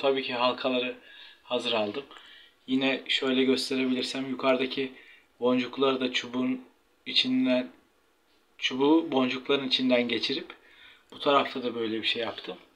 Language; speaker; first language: Turkish; native; Turkish